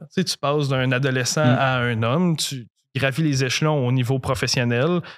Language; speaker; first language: French; native; French